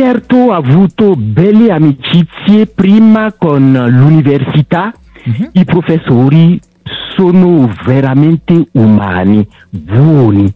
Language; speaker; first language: Italian; non-native, local second language; French